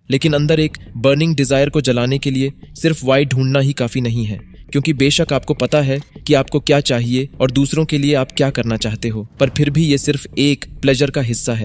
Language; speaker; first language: Hindi; native; Hindi